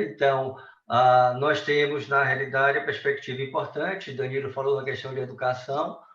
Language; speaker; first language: Portuguese; native; Portuguese